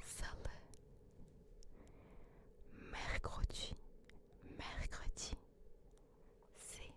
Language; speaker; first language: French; early bilingual, other home language; Turkish